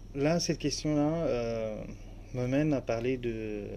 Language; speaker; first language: French; non-native, fluent; Arabic